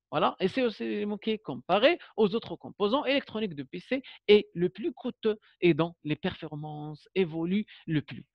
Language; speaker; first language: French; non-native, local second language; Arabic